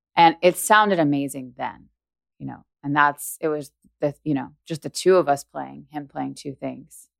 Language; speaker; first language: English; native; English